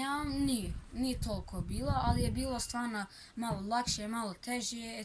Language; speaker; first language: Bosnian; early bilingual, heritage; Bosnian